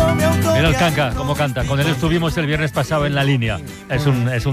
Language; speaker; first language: Spanish; native; Spanish